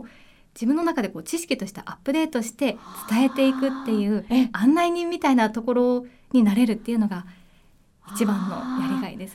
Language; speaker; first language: Japanese; native; Japanese